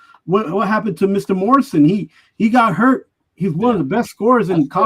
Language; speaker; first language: English; native; English